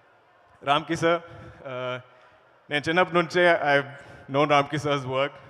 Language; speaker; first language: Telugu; non-native, learner; Malayalam